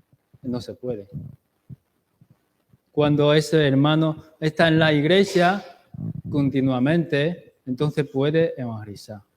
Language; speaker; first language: Spanish; non-native, learner; Chinese